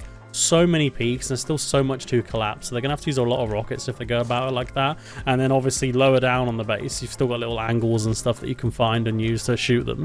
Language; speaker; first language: English; native; English